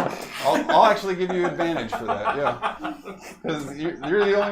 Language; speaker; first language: English; native; English